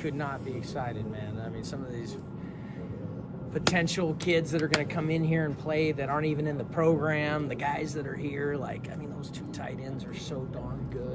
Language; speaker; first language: English; native; English